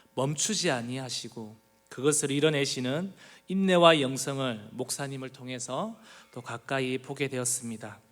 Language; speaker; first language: Korean; native; Korean